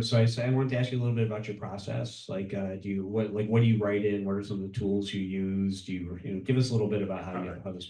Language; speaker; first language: English; native; English